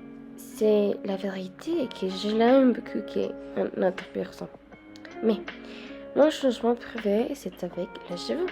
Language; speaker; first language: French; non-native, learner; Spanish